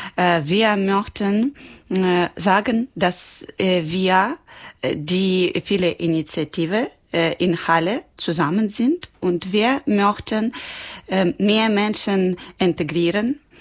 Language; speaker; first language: German; non-native, learner; Ukrainian